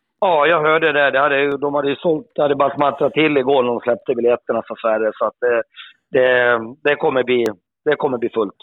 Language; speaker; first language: Swedish; native; Swedish